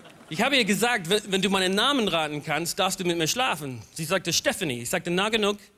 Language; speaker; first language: German; non-native, fluent; English